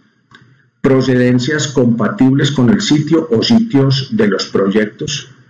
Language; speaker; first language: Spanish; native; Spanish